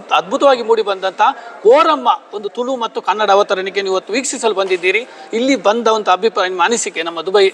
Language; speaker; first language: Kannada; non-native, local second language; Tulu